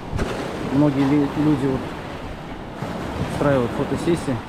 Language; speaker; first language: Russian; native; Russian